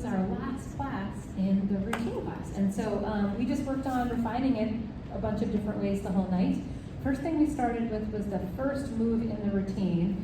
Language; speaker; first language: English; native; English